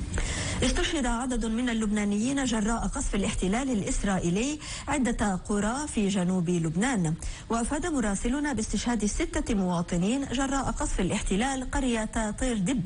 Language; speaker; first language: Arabic; native; Arabic